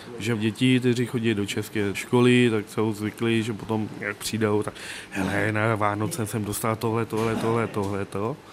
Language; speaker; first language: Czech; non-native, fluent; Vietnamese